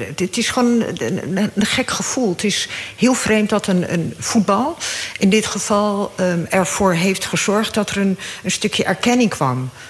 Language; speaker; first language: Dutch; early bilingual, other home language; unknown